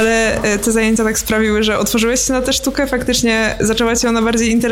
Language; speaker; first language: Polish; native; Polish